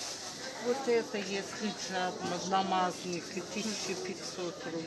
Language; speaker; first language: Russian; non-native, learner; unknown